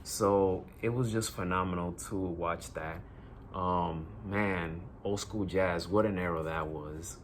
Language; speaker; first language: English; native; English